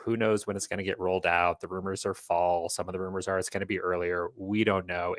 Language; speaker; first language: English; native; English